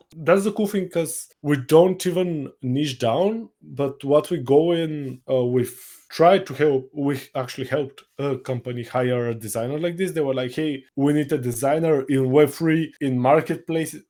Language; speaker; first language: English; non-native, fluent; Bulgarian